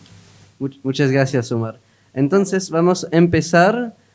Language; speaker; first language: Spanish; non-native, learner; French